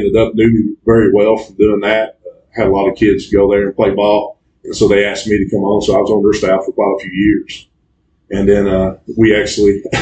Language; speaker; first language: English; native; English